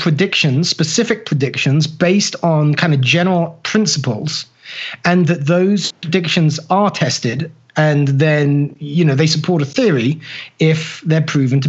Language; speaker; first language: English; native; English